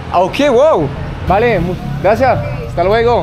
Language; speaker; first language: Spanish; non-native, learner; French